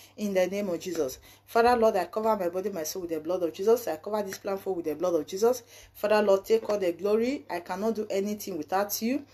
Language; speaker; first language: Nigerian Pidgin; native; Nigerian Pidgin